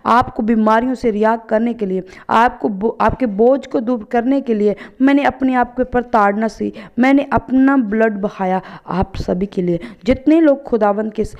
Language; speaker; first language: Hindi; non-native, local second language; Punjabi